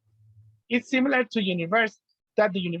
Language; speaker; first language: English; non-native, learner; Spanish